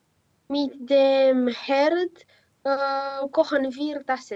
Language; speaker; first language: German; non-native, learner; Romanian